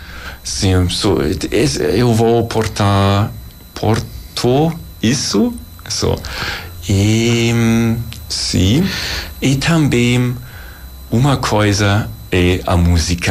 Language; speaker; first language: Portuguese; non-native, learner; German